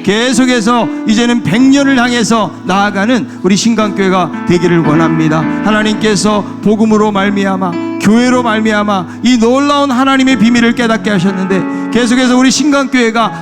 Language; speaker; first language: Korean; native; Korean